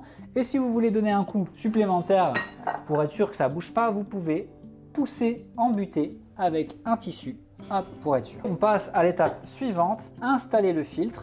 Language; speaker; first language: French; native; French